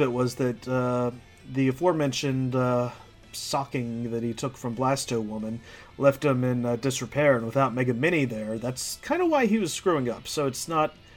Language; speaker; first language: English; native; English